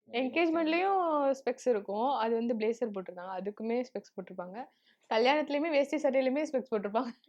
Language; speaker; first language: Tamil; native; Tamil